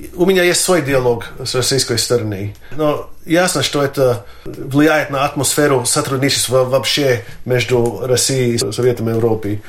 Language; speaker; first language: Russian; non-native, fluent; Latvian